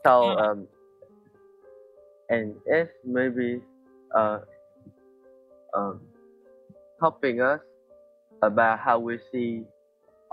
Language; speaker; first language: English; non-native, learner; Vietnamese